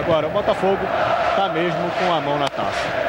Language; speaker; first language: Portuguese; native; Portuguese